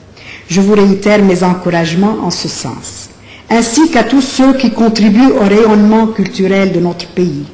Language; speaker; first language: French; non-native, local second language; Arabic